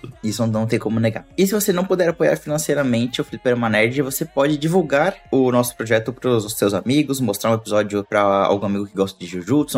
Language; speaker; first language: Portuguese; native; Portuguese